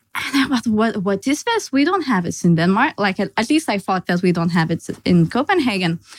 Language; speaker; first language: English; non-native, fluent; Lithuanian